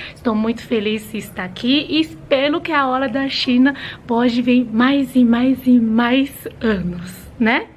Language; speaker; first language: Portuguese; non-native, fluent; Chinese